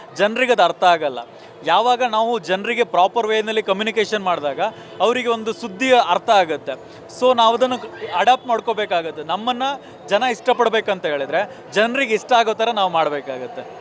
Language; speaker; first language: Kannada; native; Kannada